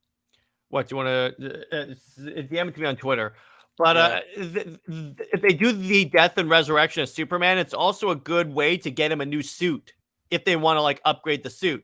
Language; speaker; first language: English; native; English